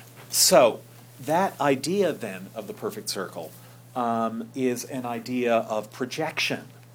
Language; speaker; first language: English; native; English